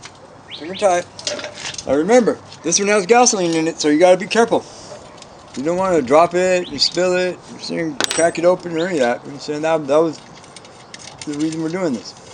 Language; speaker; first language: English; native; English